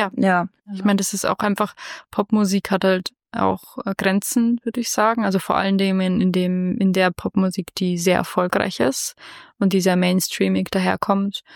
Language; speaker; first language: German; native; German